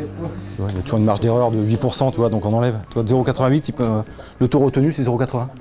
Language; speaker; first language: French; native; French